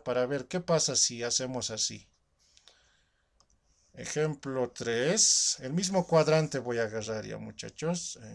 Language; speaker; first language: Spanish; native; Spanish